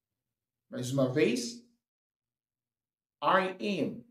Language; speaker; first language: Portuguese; non-native, fluent; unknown